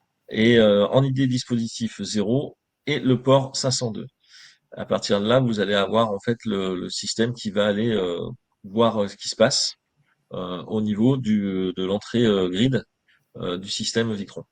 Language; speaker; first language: French; native; French